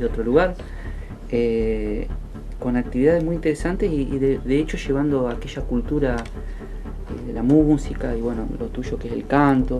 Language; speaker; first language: Spanish; native; Spanish